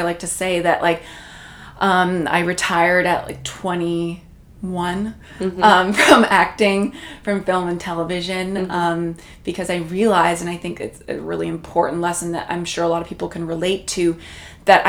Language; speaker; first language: English; native; English